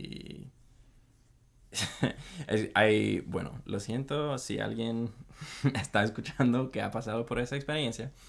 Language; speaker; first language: Spanish; non-native, fluent; English